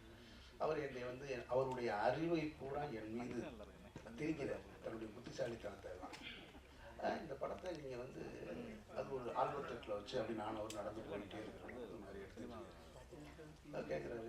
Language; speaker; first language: Tamil; native; Tamil